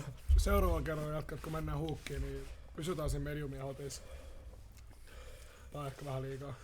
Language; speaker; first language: Finnish; native; Finnish